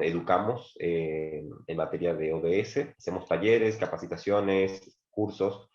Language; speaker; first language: Spanish; native; Spanish